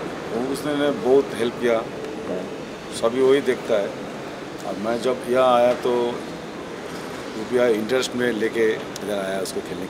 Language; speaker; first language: Hindi; non-native, local second language; Bangla